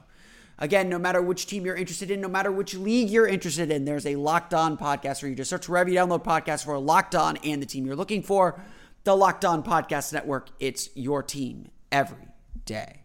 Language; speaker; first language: English; native; English